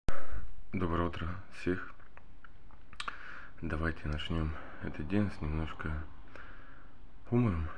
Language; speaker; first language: Russian; non-native, learner; Bulgarian